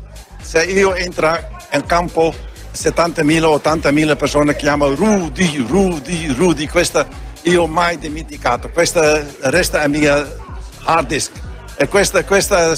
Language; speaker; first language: Italian; non-native, learner; Dutch